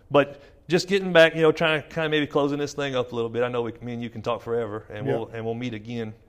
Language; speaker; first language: English; native; English